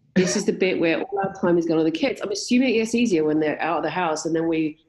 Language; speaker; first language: English; native; English